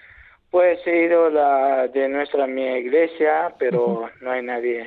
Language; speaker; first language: Spanish; non-native, learner; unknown